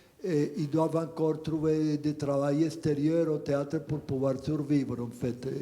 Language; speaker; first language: French; non-native, fluent; Spanish